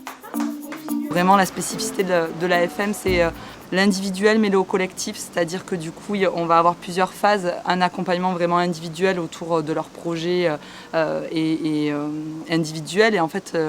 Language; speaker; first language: French; native; French